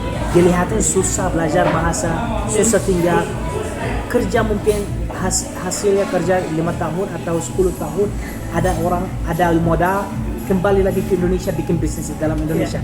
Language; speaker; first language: Indonesian; non-native, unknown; Arabic